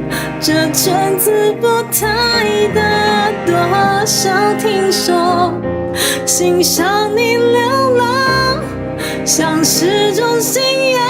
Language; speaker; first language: Chinese; native; Chinese